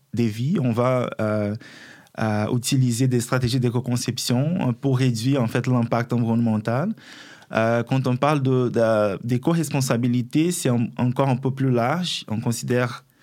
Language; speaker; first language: French; non-native, fluent; Portuguese